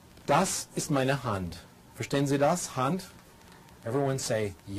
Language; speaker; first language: German; non-native, fluent; English